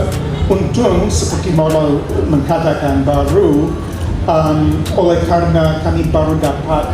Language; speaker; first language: Indonesian; non-native, fluent; English